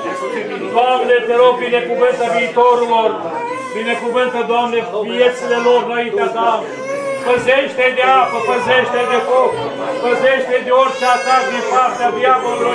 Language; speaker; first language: Romanian; native; Romanian